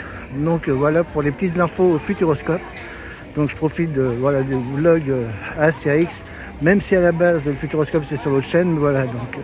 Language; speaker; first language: French; native; French